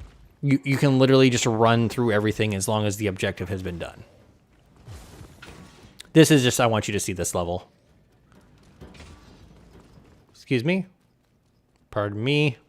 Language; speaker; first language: English; native; English